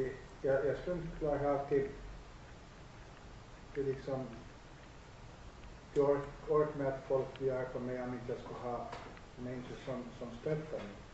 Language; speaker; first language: Swedish; non-native, fluent; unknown